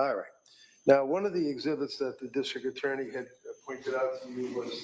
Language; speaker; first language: English; native; English